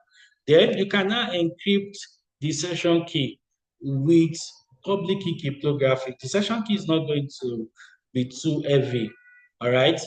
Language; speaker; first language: English; non-native, local second language; Yoruba